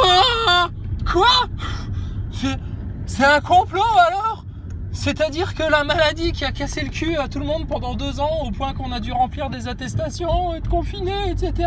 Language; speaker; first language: French; native; French